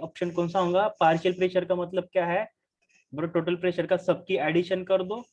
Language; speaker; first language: Hindi; non-native, local second language; Marathi